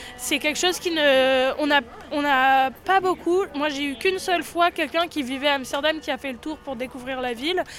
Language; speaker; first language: French; native; French